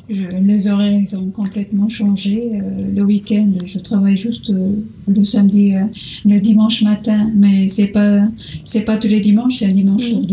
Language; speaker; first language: French; non-native, learner; Portuguese